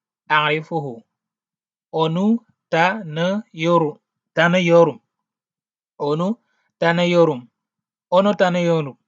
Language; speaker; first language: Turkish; non-native, learner; Wolof